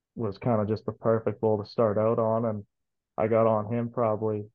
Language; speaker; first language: English; native; English